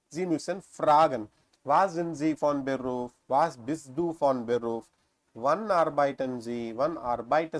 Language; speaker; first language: German; non-native, learner; Tamil